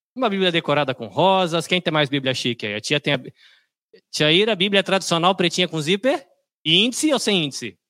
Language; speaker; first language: Portuguese; native; Portuguese